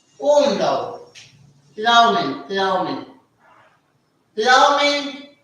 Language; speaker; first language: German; non-native, learner; Hindi